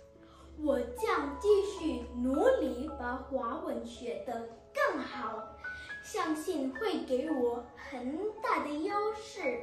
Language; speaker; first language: Chinese; early bilingual, heritage; Chinese